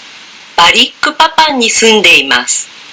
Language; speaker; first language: Japanese; non-native, learner; Indonesian